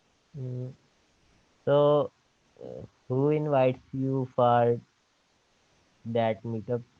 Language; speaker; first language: English; non-native, learner; Urdu